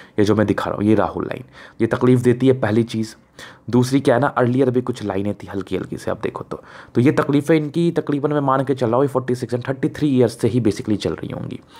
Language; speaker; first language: Hindi; native; Hindi